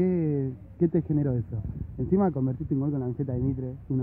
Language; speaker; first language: Spanish; native; Spanish